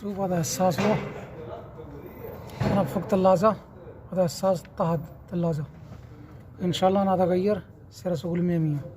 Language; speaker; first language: Arabic; non-native, learner; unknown